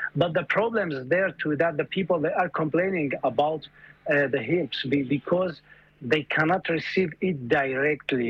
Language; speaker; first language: English; non-native, fluent; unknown